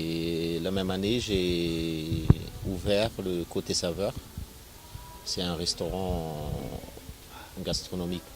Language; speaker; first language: French; non-native, local second language; Malagasy